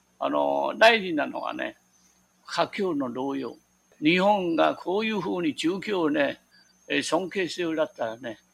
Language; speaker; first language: Japanese; non-native, local second language; Min Nan Chinese